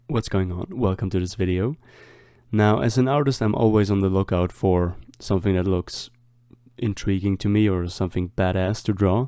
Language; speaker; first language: English; non-native, fluent; German